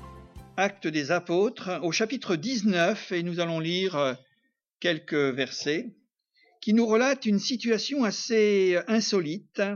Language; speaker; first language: French; native; French